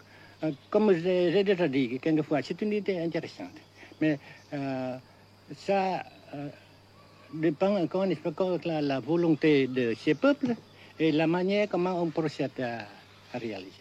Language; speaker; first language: French; non-native, fluent; Vietnamese